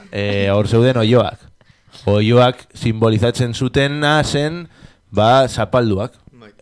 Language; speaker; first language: Basque; non-native, local second language; Spanish